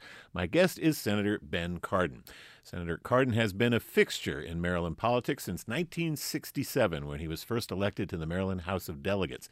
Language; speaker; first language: English; native; English